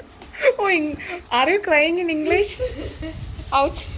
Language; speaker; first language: English; non-native, learner; Malayalam